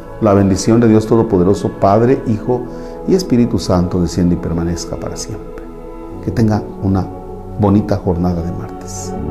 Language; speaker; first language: Spanish; native; Spanish